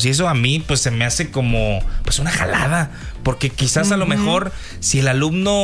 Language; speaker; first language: Spanish; native; Spanish